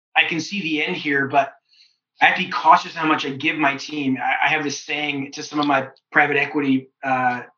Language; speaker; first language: English; native; English